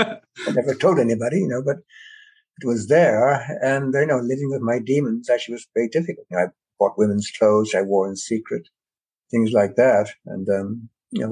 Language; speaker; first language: English; native; English